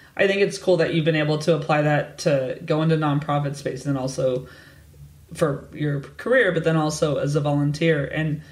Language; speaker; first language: English; native; English